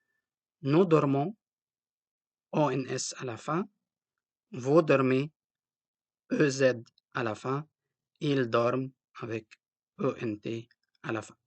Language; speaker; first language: French; non-native, local second language; Arabic